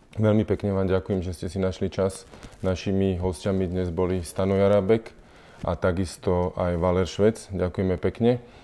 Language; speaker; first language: Slovak; native; Slovak